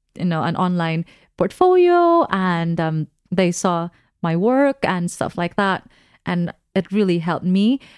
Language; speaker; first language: English; non-native, local second language; Filipino